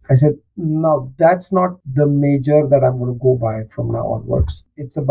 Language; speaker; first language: English; non-native, local second language; Marathi